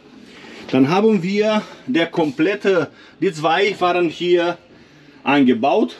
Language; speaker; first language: German; non-native, fluent; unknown